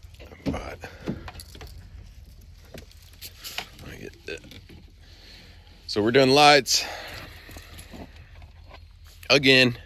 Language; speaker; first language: English; native; English